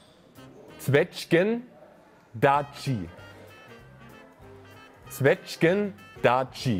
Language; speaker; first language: German; native; German